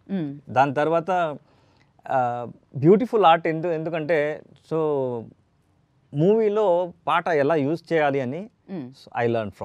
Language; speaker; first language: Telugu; non-native, learner; Kannada